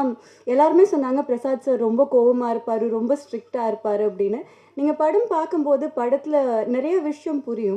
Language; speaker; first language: Tamil; native; Tamil